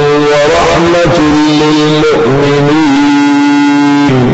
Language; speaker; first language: Arabic; native; Arabic